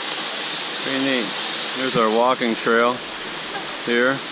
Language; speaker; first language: English; native; English